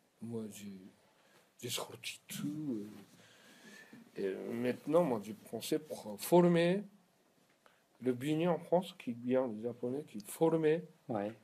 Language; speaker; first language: French; non-native, learner; Japanese